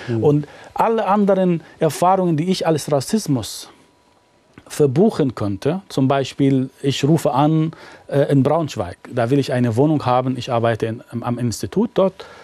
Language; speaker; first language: German; non-native, fluent; Arabic